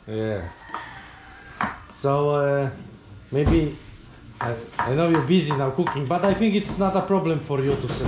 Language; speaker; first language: English; non-native, learner; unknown